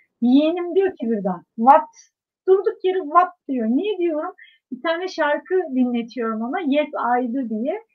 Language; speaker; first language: Turkish; native; Turkish